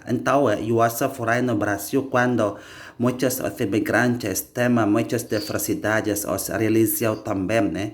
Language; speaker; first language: Portuguese; non-native, learner; Indonesian